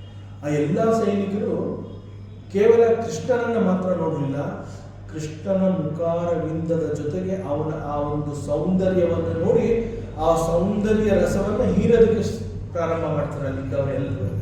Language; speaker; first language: Kannada; native; Kannada